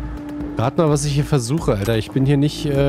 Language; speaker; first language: German; native; German